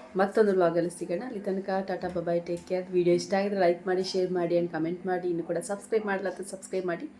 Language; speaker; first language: Kannada; non-native, local second language; Tulu